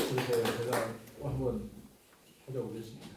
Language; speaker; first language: Korean; native; Korean